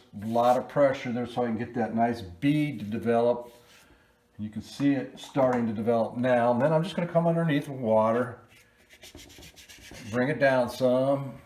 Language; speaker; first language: English; native; English